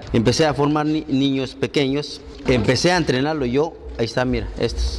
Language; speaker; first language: Spanish; native; Spanish